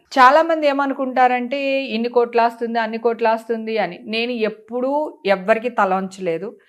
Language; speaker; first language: Telugu; native; Telugu